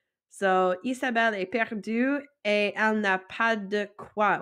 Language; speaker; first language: French; non-native, fluent; English